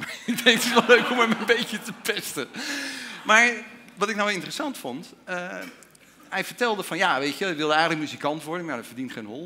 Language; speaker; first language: Dutch; native; Dutch